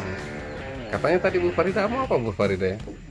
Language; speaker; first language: Indonesian; native; Indonesian